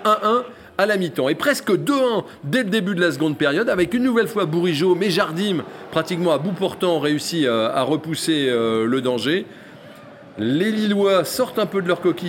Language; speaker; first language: French; native; French